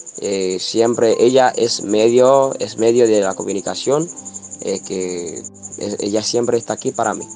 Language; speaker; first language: Spanish; non-native, learner; Haitian Creole